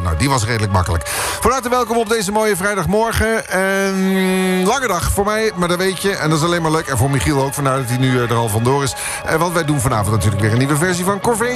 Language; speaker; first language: Dutch; native; Dutch